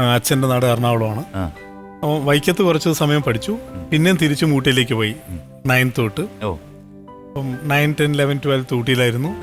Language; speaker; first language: Malayalam; native; Malayalam